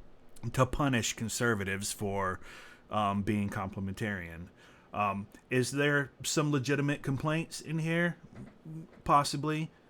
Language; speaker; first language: English; native; English